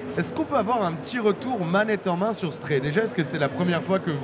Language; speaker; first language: French; native; French